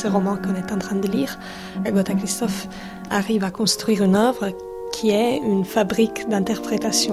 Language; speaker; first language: French; non-native, fluent; Italian